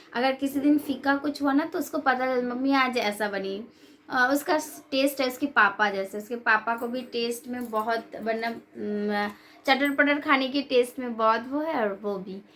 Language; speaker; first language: Hindi; non-native, local second language; Bangla